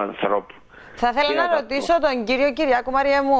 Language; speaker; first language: Greek; native; Greek